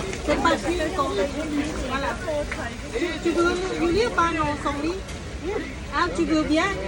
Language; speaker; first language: French; non-native, learner; Thai